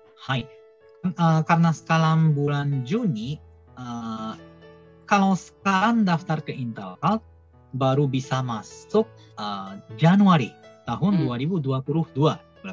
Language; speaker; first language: Indonesian; non-native, fluent; Japanese